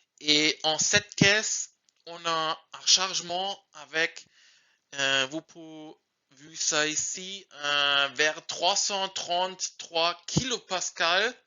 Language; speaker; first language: French; non-native, learner; German